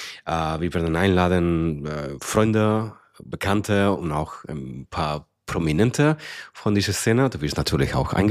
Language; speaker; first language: German; non-native, fluent; Spanish